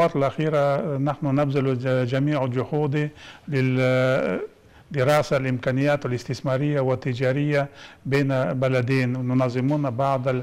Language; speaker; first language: Arabic; non-native, fluent; Kazakh